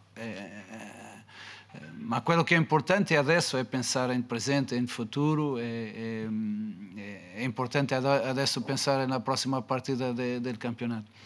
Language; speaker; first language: Italian; non-native, fluent; Portuguese